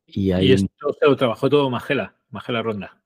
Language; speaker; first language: Spanish; native; Spanish